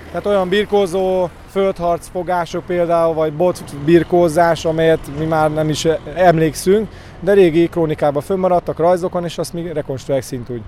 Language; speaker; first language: Hungarian; native; Hungarian